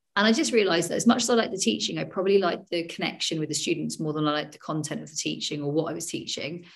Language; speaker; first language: English; native; English